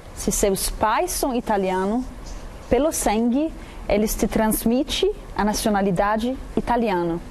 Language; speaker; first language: Portuguese; non-native, fluent; Arabic